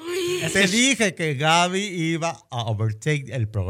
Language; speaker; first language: Spanish; native; Spanish